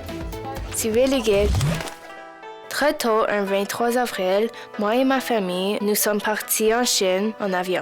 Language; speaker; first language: French; non-native, local second language; English